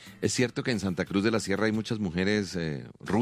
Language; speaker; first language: Spanish; native; Spanish